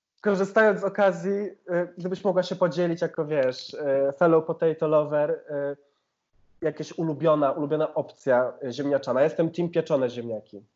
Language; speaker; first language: Polish; native; Polish